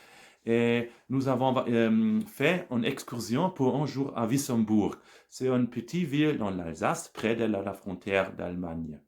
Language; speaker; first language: French; non-native, learner; German